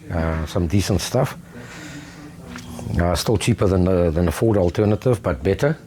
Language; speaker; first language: English; native; English